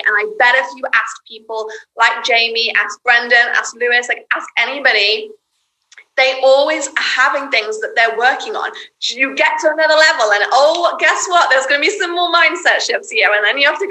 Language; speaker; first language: English; native; English